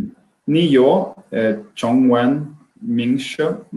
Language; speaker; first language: Chinese; non-native, learner; Swedish